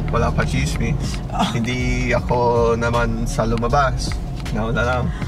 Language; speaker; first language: Filipino; non-native, learner; English